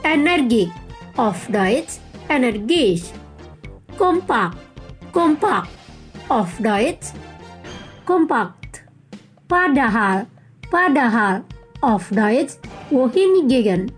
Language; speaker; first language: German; non-native, fluent; Indonesian